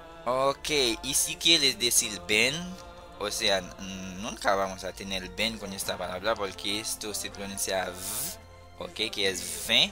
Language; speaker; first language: Spanish; non-native, fluent; Haitian Creole